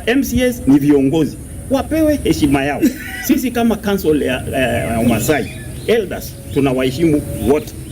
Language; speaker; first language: Swahili; non-native, local second language; Masai